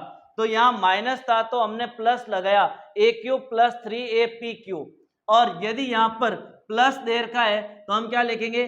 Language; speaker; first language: Hindi; native; Hindi